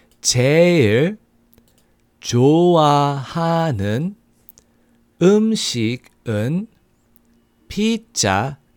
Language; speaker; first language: Korean; non-native, fluent; English